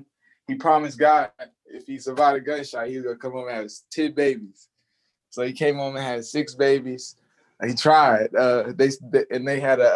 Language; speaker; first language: English; native; English